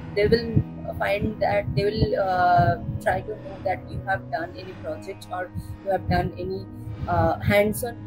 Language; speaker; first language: English; non-native, local second language; Bangla